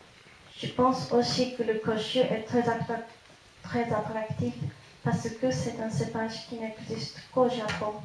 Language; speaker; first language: French; non-native, fluent; Japanese